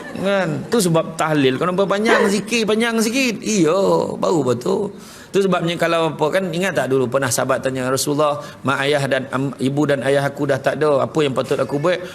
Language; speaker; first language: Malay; native; Malay